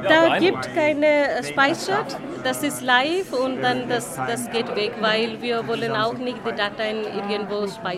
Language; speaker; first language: German; non-native, learner; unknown